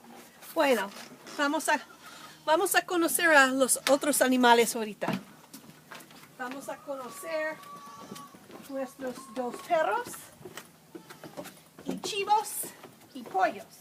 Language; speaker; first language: Spanish; non-native, learner; English